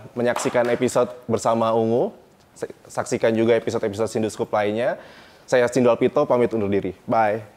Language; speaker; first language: Indonesian; native; Indonesian